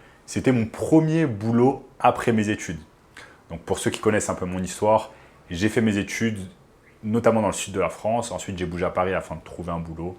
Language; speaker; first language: French; native; French